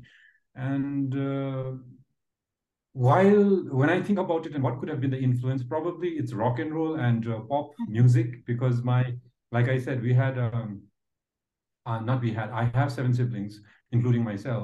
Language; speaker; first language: English; non-native, fluent; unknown